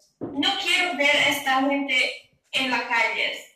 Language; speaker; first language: Spanish; non-native, learner; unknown